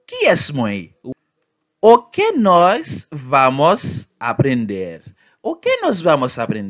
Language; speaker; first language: Portuguese; non-native, fluent; Haitian Creole